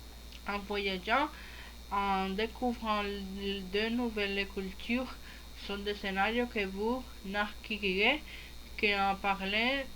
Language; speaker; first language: French; non-native, learner; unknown